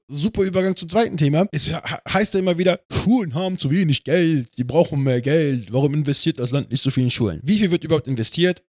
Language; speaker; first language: German; native; German